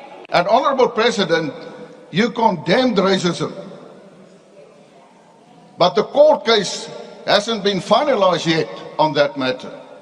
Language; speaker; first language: English; non-native, local second language; Afrikaans